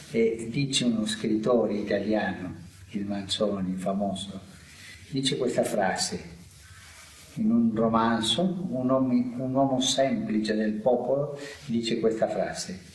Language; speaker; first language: Italian; non-native, fluent; Spanish